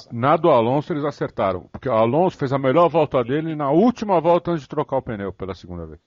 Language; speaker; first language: Portuguese; native; Portuguese